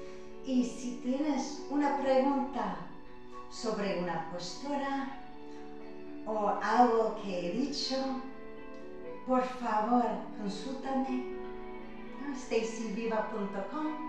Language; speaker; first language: Spanish; non-native, fluent; English